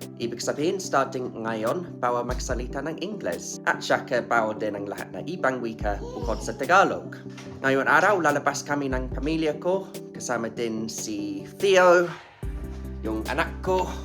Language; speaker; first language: Filipino; non-native, learner; English